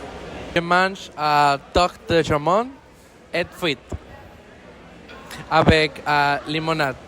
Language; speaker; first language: French; non-native, learner; Spanish